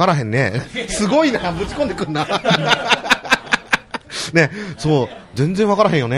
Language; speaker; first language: Japanese; native; Japanese